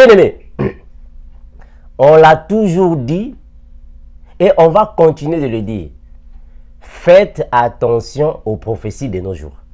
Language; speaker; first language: French; non-native, local second language; Lingala